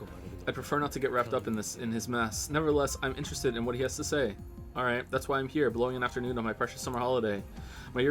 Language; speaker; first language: English; native; English